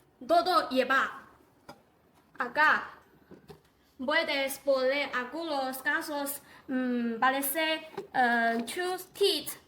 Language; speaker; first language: Spanish; non-native, learner; Chinese